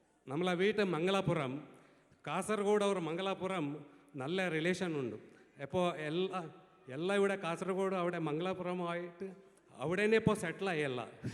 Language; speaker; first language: Malayalam; non-native, learner; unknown